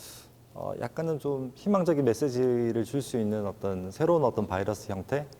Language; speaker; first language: Korean; native; Korean